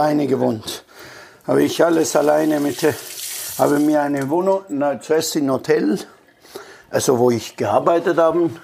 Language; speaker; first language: German; non-native, learner; Italian